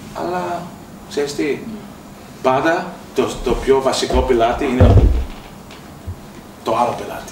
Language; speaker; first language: Greek; early bilingual, heritage; English